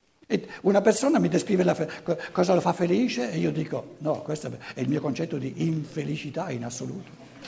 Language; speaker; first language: Italian; native; Italian